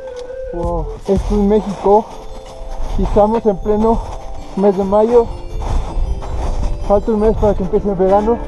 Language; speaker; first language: Spanish; native; Spanish